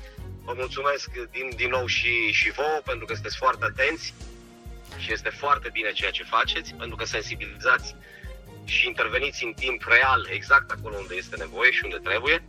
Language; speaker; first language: Romanian; native; Romanian